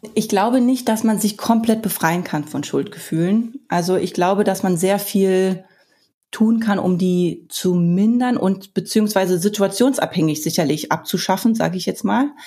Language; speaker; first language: German; native; German